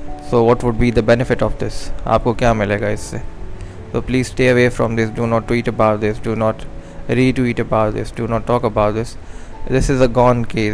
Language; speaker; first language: English; non-native, local second language; Urdu